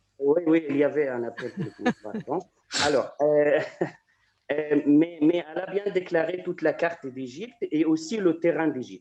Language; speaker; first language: French; non-native, fluent; Arabic